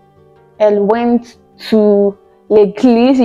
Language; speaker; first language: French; non-native, learner; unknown